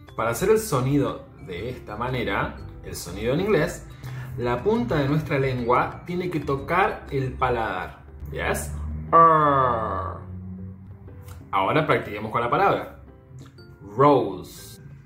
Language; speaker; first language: Spanish; native; Spanish